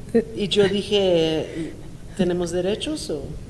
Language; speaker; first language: Spanish; non-native, fluent; English